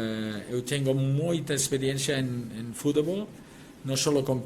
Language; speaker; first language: Portuguese; non-native, learner; Spanish